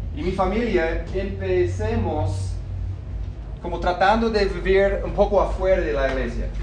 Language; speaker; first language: Spanish; non-native, fluent; English